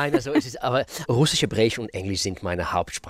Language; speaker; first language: German; non-native, fluent; Russian